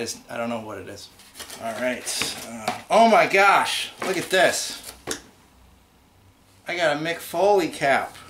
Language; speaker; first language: English; native; English